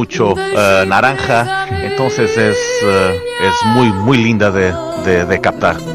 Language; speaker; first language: Spanish; non-native, fluent; Portuguese